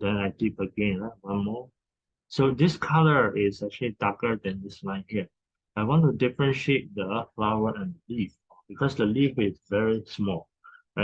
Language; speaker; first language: English; non-native, fluent; Chinese